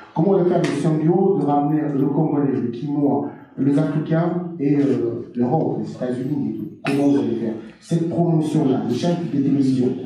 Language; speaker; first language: French; non-native, local second language; Lingala